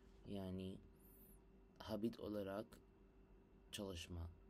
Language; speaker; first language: Turkish; non-native, learner; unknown